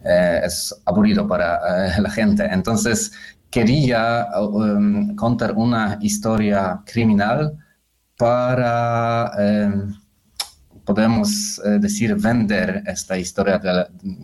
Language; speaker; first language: Spanish; non-native, learner; Polish